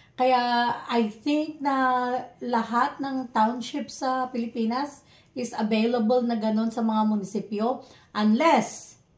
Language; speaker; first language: Filipino; non-native, local second language; Iloko